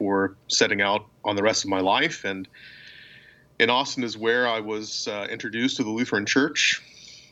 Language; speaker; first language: English; native; English